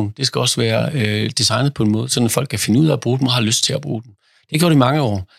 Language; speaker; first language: Danish; native; Danish